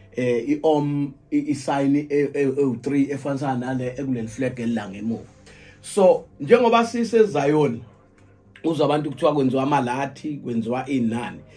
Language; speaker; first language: Zulu; native; Zulu